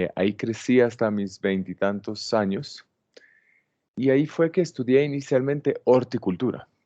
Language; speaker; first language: Spanish; non-native, fluent; Hebrew